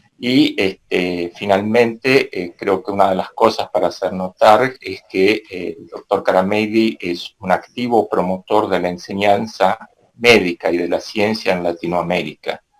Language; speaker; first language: Spanish; native; Spanish